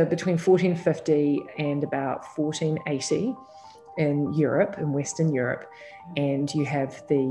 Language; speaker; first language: English; native; English